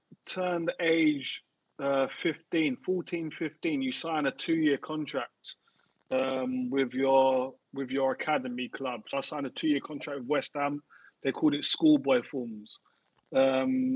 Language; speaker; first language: English; native; English